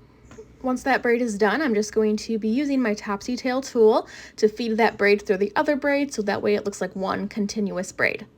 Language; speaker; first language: English; native; English